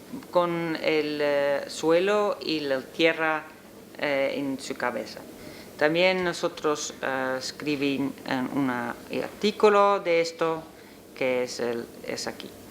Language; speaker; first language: Spanish; non-native, learner; Dutch